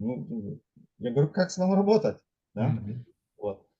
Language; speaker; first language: Russian; non-native, fluent; German